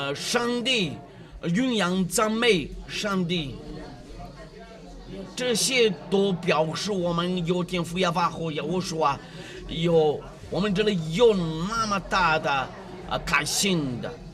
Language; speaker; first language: Chinese; non-native, learner; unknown